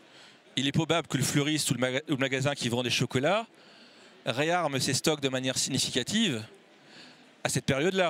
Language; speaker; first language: French; native; French